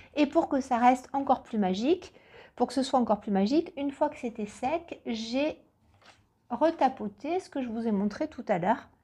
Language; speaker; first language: French; native; French